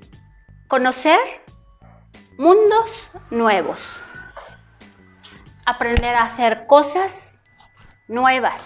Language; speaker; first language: Spanish; native; Spanish